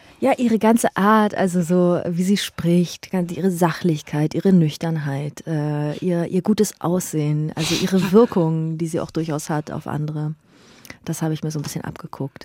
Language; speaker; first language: German; early bilingual, other home language; Persian